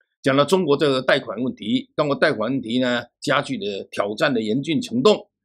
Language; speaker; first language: Chinese; native; Chinese